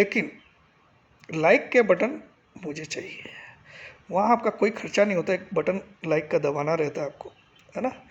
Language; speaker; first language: Hindi; native; Hindi